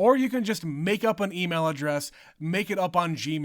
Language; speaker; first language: English; native; English